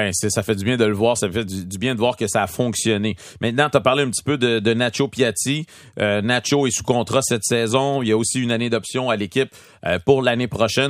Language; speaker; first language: French; native; French